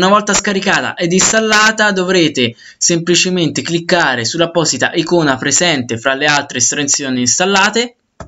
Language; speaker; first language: Italian; native; Italian